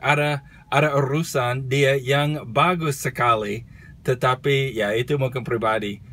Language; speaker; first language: Indonesian; non-native, fluent; English